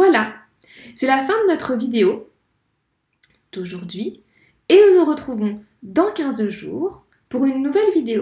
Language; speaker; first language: French; native; French